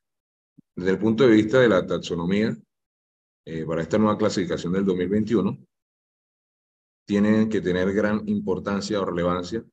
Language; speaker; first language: Spanish; native; Spanish